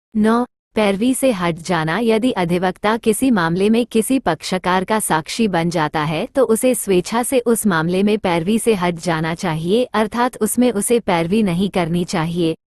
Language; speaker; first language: Hindi; native; Hindi